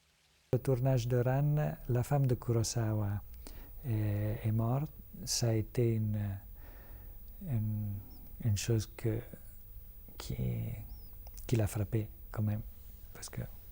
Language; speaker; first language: French; non-native, fluent; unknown